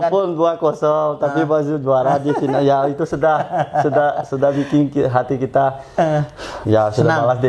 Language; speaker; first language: Indonesian; non-native, fluent; Portuguese